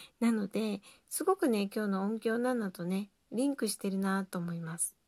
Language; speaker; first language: Japanese; native; Japanese